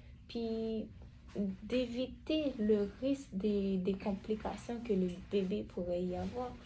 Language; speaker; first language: French; native; French